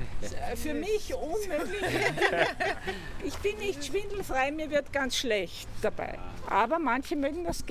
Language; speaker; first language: German; native; German